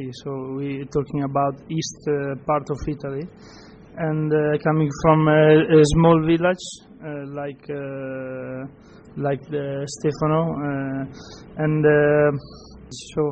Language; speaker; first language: English; non-native, fluent; Italian